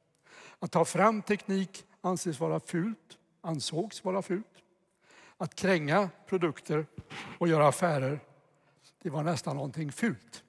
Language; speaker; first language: Swedish; native; Swedish